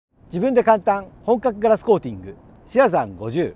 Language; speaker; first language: Japanese; native; Japanese